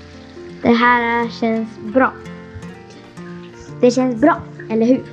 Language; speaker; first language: Swedish; non-native, fluent; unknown